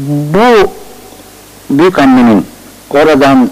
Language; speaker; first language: Turkish; native; Turkish